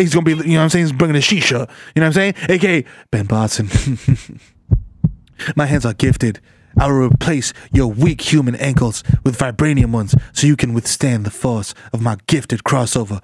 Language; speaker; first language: English; early bilingual, other home language; Spanish